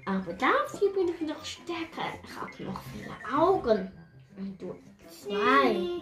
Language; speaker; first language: German; early bilingual, other home language; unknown